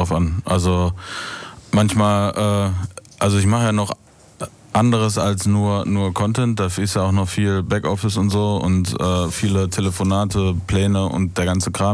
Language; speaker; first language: German; native; German